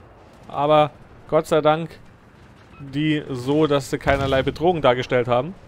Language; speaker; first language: German; native; German